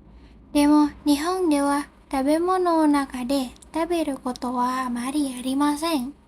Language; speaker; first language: Japanese; non-native, learner; Indonesian